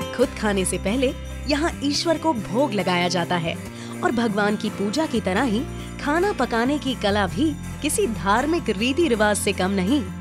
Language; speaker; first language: Hindi; native; Hindi